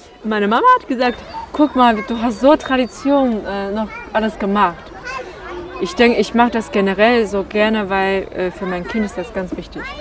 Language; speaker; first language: German; non-native, fluent; Chinese